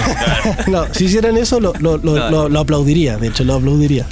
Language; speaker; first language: Spanish; native; Spanish